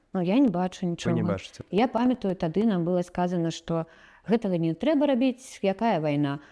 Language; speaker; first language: Belarusian; non-native, local second language; Russian